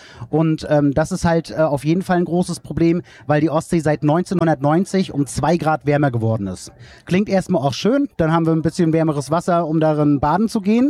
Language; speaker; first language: German; native; German